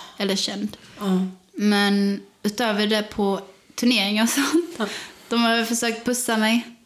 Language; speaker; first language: Swedish; native; Swedish